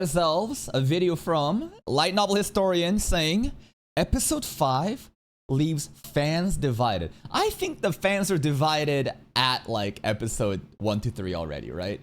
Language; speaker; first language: English; native; English